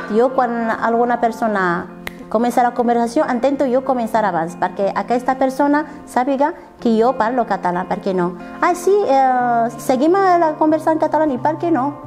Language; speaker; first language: Catalan; non-native, learner; Arabic